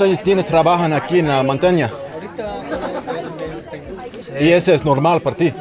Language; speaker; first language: Spanish; non-native, learner; English